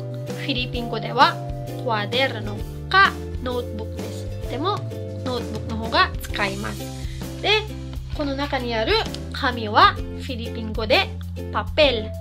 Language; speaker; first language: Japanese; non-native, fluent; Filipino